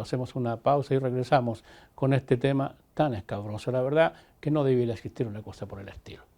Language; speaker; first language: Spanish; native; Spanish